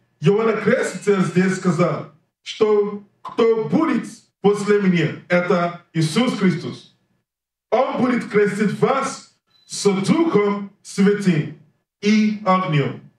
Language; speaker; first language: Russian; non-native, learner; English